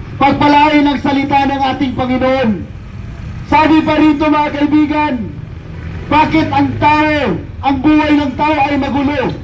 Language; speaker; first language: Filipino; non-native, local second language; Cebuano